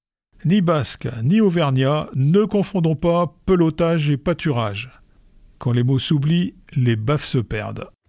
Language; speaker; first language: French; native; French